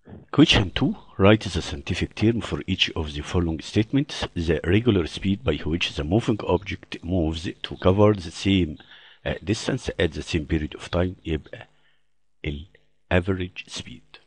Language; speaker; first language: English; non-native, fluent; Arabic